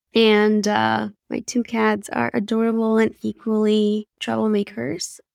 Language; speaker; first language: English; non-native, fluent; Spanish